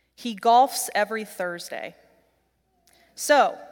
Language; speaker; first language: English; native; English